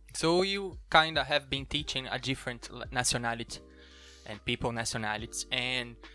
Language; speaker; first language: English; non-native, learner; Portuguese